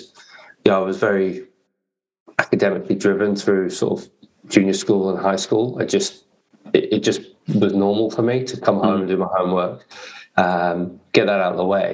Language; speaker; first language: English; native; English